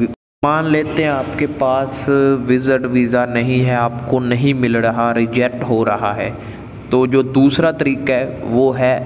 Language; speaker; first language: Hindi; non-native, local second language; Punjabi